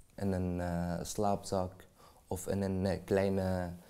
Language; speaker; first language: Dutch; non-native, fluent; Arabic